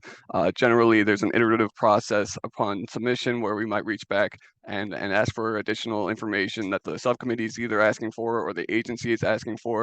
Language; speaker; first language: English; native; English